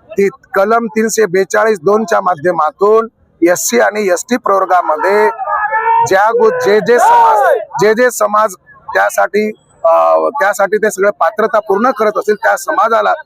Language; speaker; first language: Marathi; non-native, local second language; Lambadi